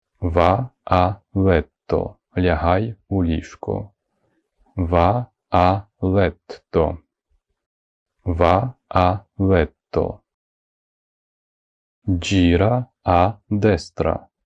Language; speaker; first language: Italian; non-native, fluent; Ukrainian